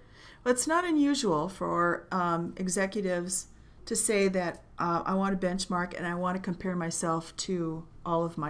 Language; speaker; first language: English; native; English